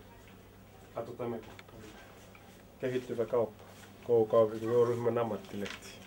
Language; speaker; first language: Finnish; early bilingual, heritage; Finnish